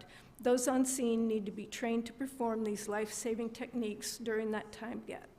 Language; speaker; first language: English; native; English